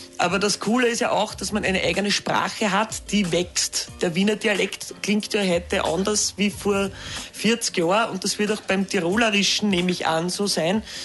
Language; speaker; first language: German; native; German